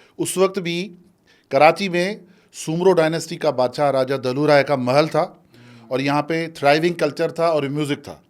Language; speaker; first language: Urdu; non-native, local second language; Sindhi